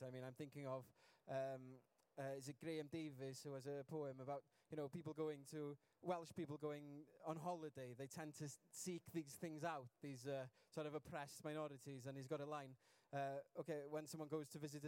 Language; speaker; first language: English; non-native, local second language; Welsh